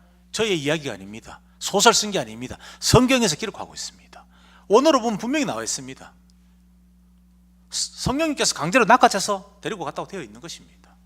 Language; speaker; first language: Korean; native; Korean